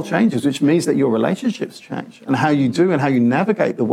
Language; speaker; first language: English; non-native, local second language; Punjabi